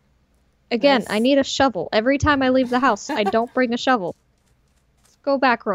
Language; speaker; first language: English; native; English